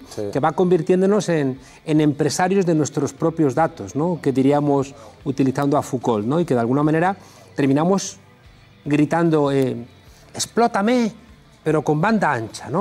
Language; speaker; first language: Spanish; native; Spanish